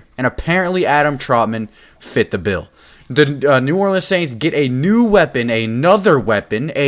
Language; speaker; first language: English; native; English